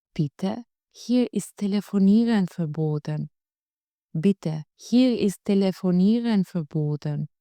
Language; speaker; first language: German; non-native, fluent; Albanian